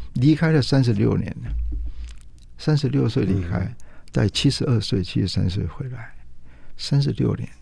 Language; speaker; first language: Chinese; native; Chinese